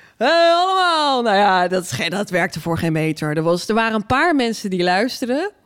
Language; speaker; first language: Dutch; native; Dutch